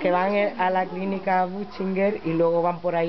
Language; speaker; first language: Spanish; native; Spanish